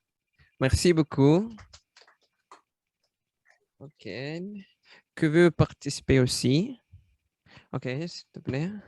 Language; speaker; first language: French; non-native, learner; Russian